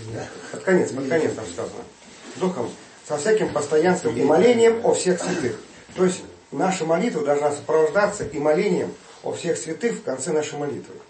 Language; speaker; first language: Russian; native; Russian